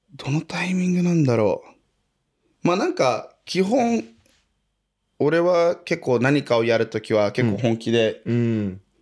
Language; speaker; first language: Japanese; early bilingual, other home language; Portuguese